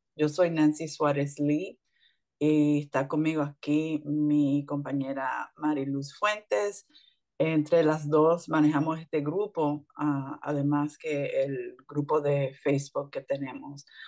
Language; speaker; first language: Spanish; early bilingual, heritage; Spanish